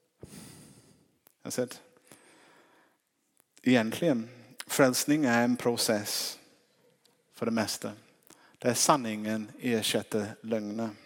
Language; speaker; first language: Swedish; non-native, fluent; English